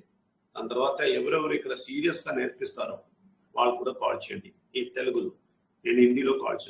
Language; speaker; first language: Telugu; non-native, learner; Hindi